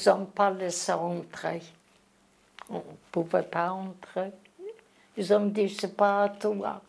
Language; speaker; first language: French; non-native, learner; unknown